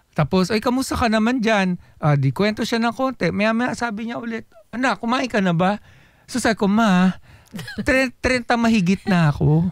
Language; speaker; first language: Filipino; native; Filipino